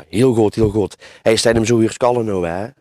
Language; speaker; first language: Dutch; native; Dutch